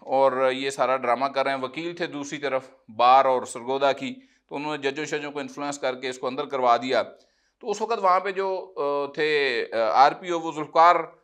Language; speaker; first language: Urdu; non-native, local second language; Punjabi